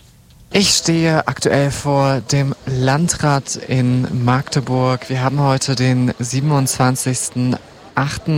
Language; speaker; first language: German; native; German